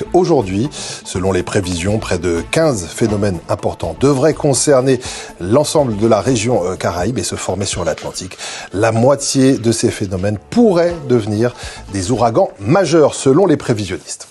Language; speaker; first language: French; native; French